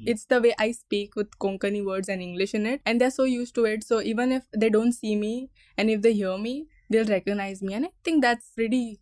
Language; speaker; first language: English; non-native, local second language; Konkani